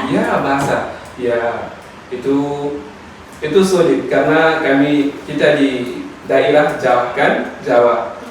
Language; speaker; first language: Indonesian; non-native, learner; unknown